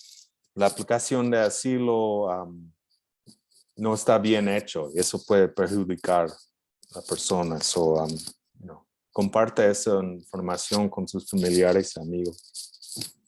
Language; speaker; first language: Spanish; non-native, fluent; English